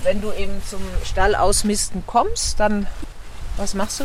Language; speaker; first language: German; native; German